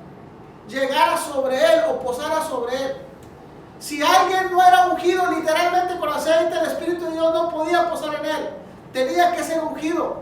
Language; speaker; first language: Spanish; native; Spanish